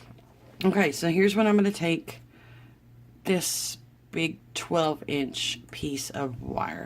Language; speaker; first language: English; native; English